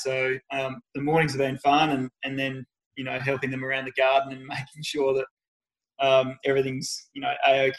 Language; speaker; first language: English; native; English